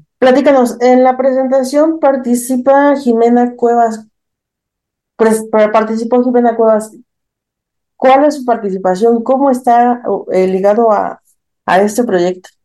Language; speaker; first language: Spanish; native; Spanish